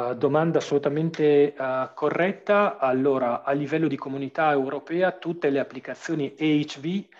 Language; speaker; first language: Italian; native; Italian